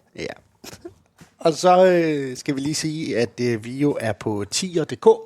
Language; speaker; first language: Danish; native; Danish